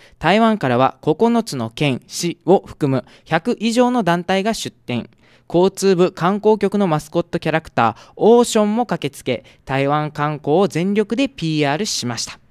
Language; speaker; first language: Japanese; native; Japanese